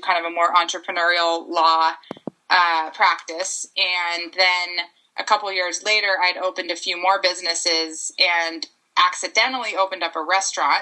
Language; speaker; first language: English; native; English